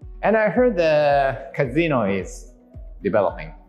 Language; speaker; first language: English; non-native, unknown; Japanese